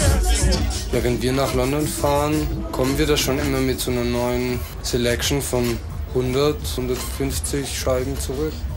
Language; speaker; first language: German; native; German